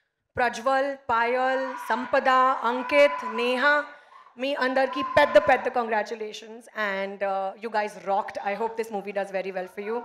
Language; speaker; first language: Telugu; non-native, local second language; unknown